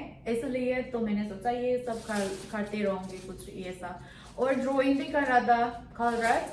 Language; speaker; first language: Hindi; non-native, local second language; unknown